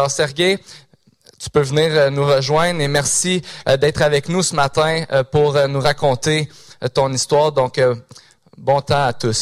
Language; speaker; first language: French; native; French